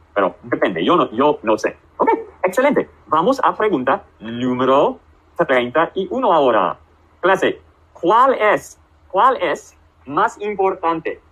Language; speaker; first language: Spanish; non-native, fluent; English